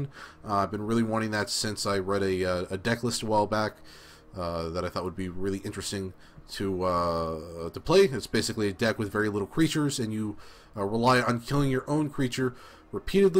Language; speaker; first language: English; native; English